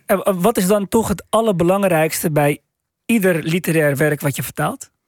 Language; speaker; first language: Dutch; native; Dutch